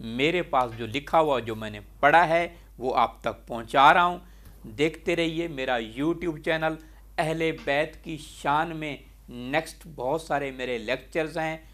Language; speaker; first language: Urdu; non-native, local second language; Punjabi